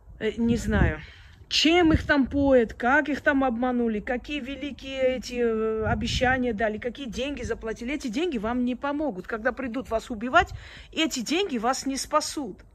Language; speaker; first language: Russian; early bilingual, other home language; Armenian